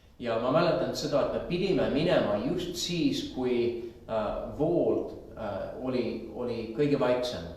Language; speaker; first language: Estonian; non-native, fluent; English